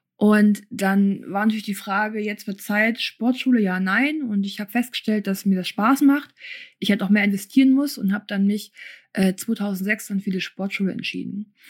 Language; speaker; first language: German; early bilingual, other home language; Russian